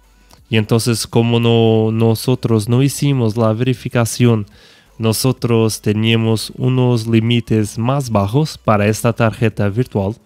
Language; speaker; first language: Spanish; non-native, fluent; Portuguese